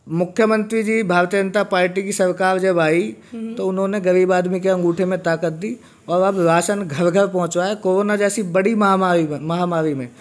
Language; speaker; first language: Hindi; native; Hindi